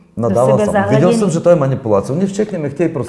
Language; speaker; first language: Czech; non-native, fluent; Bulgarian